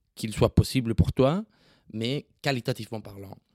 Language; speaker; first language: French; non-native, fluent; Spanish